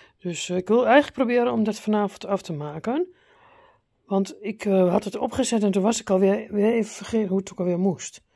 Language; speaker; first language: Dutch; native; Dutch